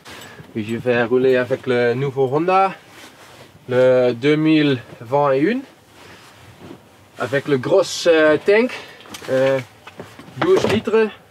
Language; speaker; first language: French; non-native, learner; Dutch